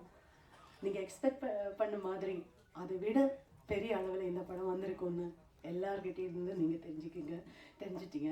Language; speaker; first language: Tamil; non-native, fluent; Malayalam